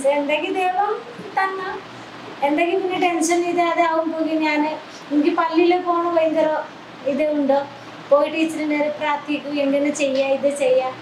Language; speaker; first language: Malayalam; non-native, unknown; Odia